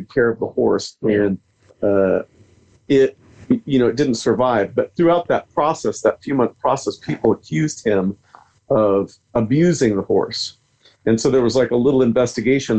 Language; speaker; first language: English; native; English